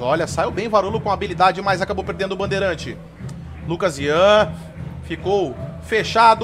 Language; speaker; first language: Portuguese; native; Portuguese